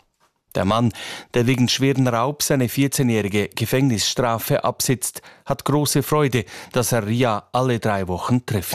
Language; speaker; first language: German; native; German